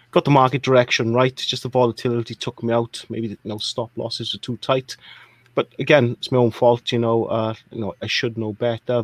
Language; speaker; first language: English; native; English